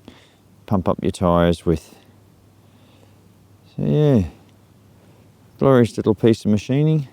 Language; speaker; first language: English; native; English